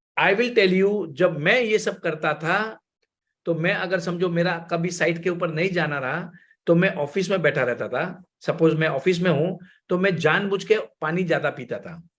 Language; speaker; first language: Hindi; non-native, local second language; Gujarati